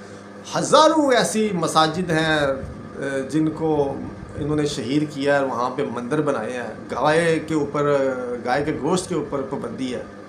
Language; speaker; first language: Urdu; non-native, local second language; Punjabi